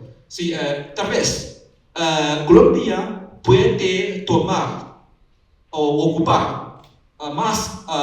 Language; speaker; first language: Spanish; non-native, learner; Chinese